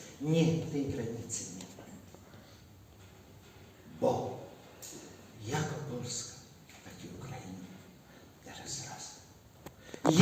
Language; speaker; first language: Polish; non-native, learner; Ukrainian